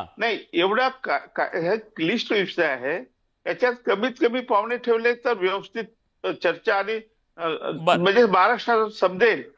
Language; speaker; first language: Marathi; non-native, local second language; Lambadi